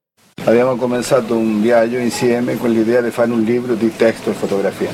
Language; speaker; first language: Italian; non-native, learner; Spanish